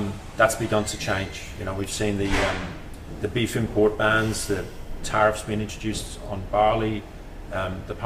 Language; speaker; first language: English; native; English